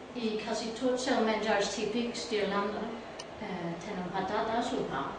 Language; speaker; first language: Catalan; non-native, learner; English